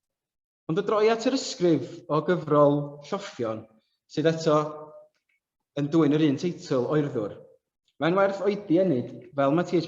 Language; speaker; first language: Welsh; native; Welsh